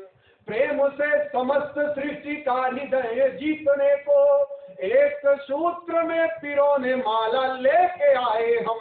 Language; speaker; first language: Hindi; native; Hindi